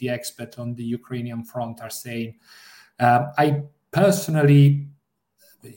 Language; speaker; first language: English; non-native, fluent; Italian